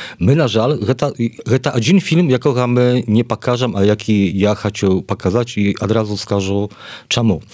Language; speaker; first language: Polish; non-native, learner; Belarusian